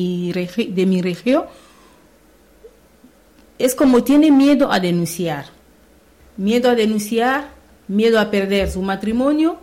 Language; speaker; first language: Spanish; non-native, learner; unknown